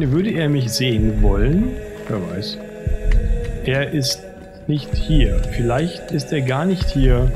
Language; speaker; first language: German; native; German